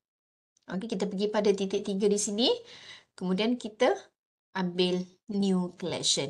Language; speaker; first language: Malay; native; Malay